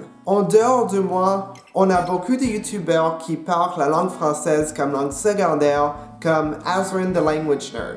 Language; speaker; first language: French; non-native, local second language; English